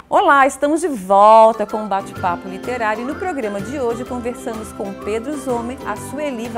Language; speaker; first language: Portuguese; native; Portuguese